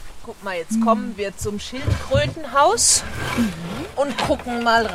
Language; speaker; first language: German; native; German